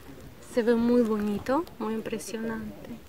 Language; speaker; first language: Spanish; non-native, learner; Russian